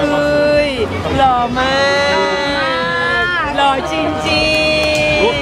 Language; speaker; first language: Japanese; non-native, learner; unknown